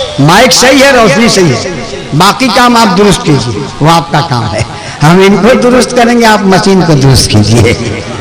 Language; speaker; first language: Hindi; non-native, local second language; Bhojpuri